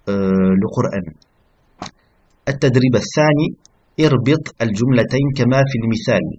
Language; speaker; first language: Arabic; non-native, fluent; French